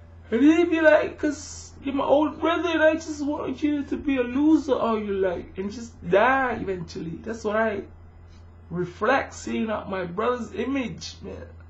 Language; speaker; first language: English; early bilingual, other home language; Vietnamese